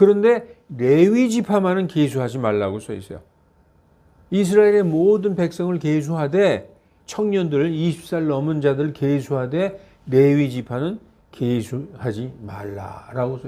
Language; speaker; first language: Korean; native; Korean